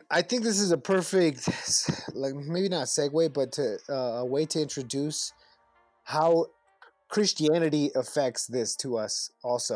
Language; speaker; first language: English; native; English